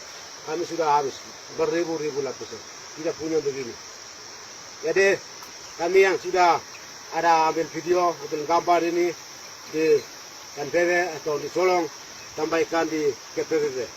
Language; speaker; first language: Indonesian; non-native, local second language; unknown